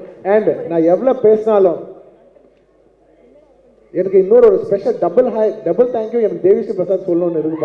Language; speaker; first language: Tamil; non-native, local second language; Telugu